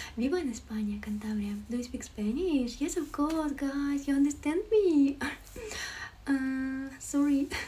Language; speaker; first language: Spanish; non-native, fluent; Ukrainian